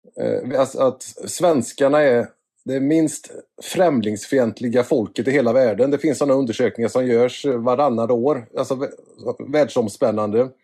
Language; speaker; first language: Swedish; native; Swedish